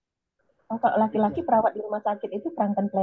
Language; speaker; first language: Indonesian; native; Indonesian